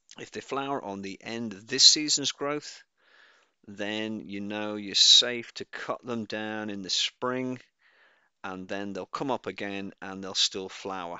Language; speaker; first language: English; native; English